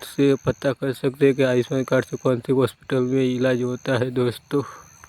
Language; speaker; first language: Hindi; non-native, local second language; Gujarati